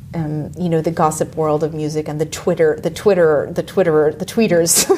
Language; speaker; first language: English; native; English